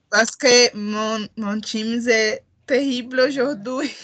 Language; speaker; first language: French; non-native, learner; Portuguese